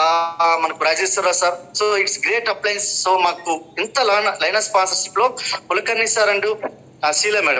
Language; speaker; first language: Telugu; native; Telugu